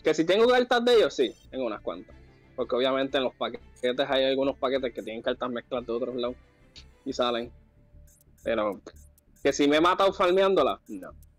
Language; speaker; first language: Spanish; native; Spanish